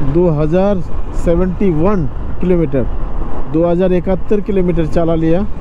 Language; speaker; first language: Hindi; non-native, local second language; Bangla